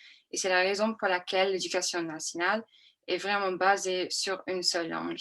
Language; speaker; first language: French; non-native, fluent; English